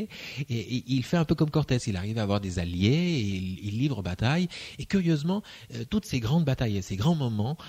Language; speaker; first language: French; native; French